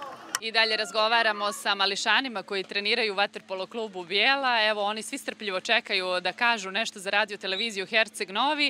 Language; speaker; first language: Serbian; native; Serbian